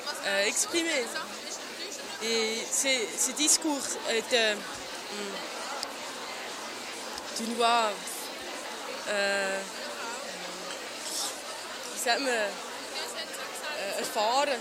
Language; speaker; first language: French; non-native, local second language; German